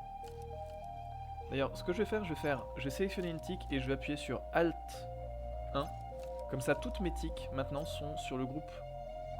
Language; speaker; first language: French; native; French